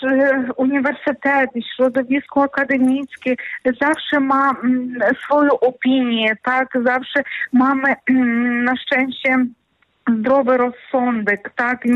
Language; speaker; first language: Polish; non-native, fluent; Ukrainian